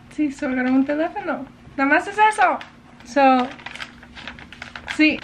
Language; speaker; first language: Spanish; early bilingual, heritage; English